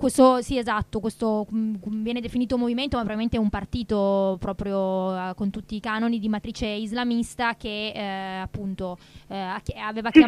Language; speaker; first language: Italian; native; Italian